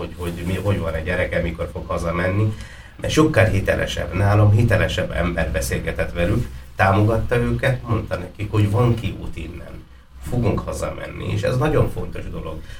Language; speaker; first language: Hungarian; non-native, fluent; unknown